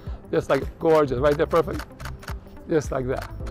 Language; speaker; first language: English; non-native, fluent; Albanian